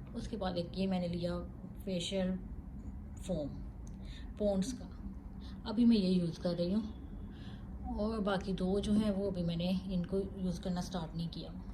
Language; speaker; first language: Urdu; native; Urdu